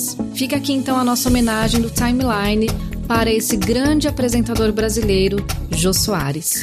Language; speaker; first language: Portuguese; native; Portuguese